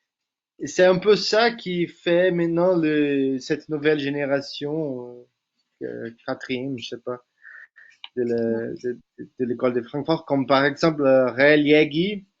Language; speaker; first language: French; non-native, fluent; Portuguese